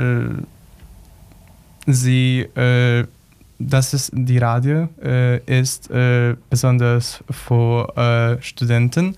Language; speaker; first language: German; non-native, learner; Polish